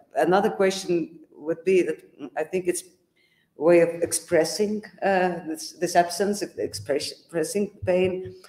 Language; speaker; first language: English; non-native, fluent; Estonian